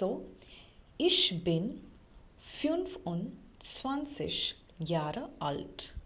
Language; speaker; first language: German; non-native, fluent; Hindi